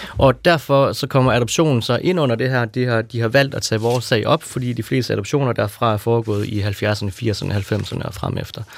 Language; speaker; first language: Danish; native; Danish